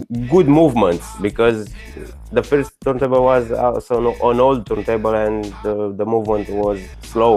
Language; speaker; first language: English; non-native, learner; Romanian